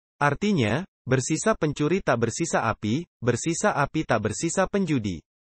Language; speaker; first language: Indonesian; non-native, local second language; Buginese